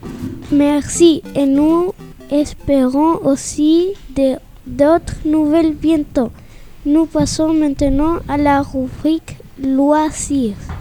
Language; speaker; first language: French; non-native, learner; Spanish